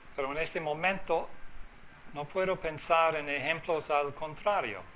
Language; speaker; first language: Spanish; non-native, fluent; English